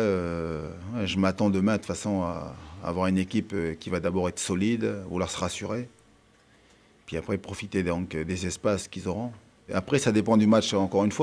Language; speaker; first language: French; native; French